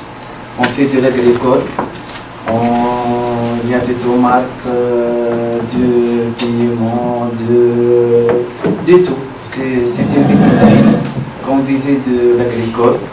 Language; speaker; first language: French; non-native, learner; Arabic